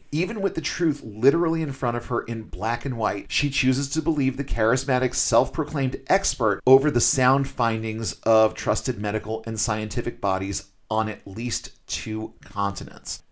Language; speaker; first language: English; native; English